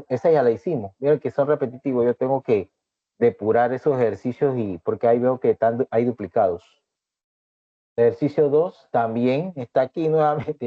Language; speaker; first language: Spanish; native; Spanish